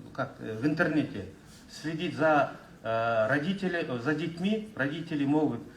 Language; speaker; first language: Russian; non-native, local second language; Kazakh